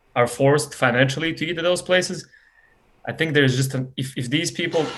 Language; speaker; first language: English; non-native, fluent; Serbian